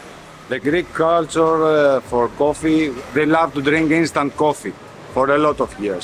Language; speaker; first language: English; non-native, fluent; Greek